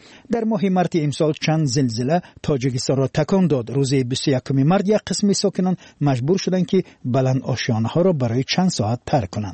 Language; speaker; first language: Persian; native; Persian